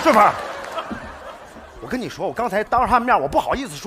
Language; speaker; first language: Chinese; native; Chinese